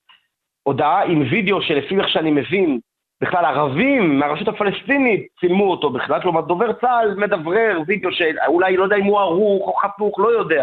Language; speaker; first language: Hebrew; native; Hebrew